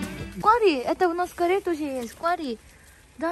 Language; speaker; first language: Russian; non-native, fluent; Korean